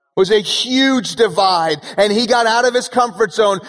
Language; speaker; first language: English; early bilingual, other home language; Persian